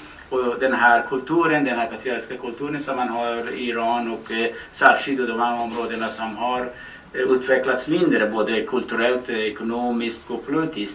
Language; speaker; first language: Swedish; non-native, fluent; Baluchi